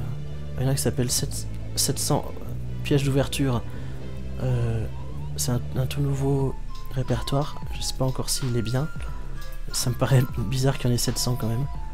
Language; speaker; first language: French; native; French